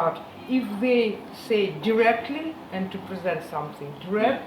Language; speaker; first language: English; non-native, learner; Ukrainian